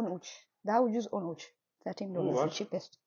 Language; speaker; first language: Turkish; non-native, learner; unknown